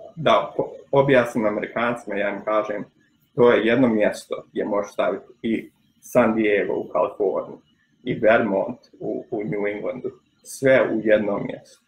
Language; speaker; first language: Croatian; early bilingual, other home language; Bosnian